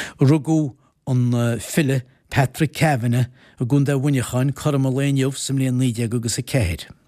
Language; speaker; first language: Irish; native; Irish